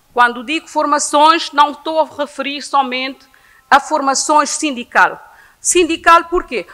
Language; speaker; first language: Portuguese; non-native, local second language; Kabuverdianu